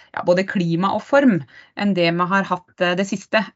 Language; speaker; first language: Norwegian; native; Norwegian